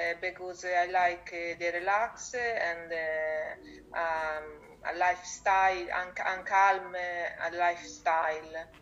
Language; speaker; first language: English; non-native, learner; Italian